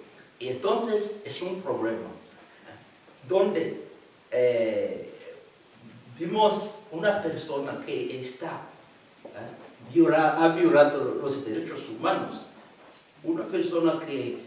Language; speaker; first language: Spanish; non-native, fluent; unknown